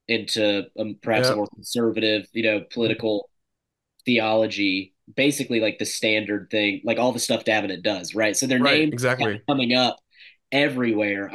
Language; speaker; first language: English; native; English